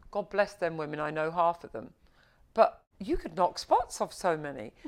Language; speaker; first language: English; native; English